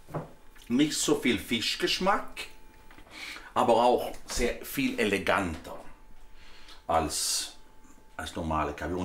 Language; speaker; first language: German; non-native, fluent; Swedish